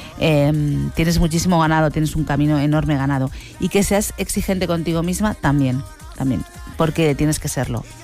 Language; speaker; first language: Spanish; native; Spanish